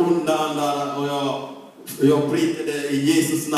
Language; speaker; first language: Swedish; non-native, fluent; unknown